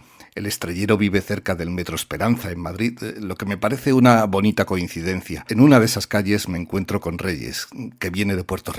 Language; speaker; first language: Spanish; native; Spanish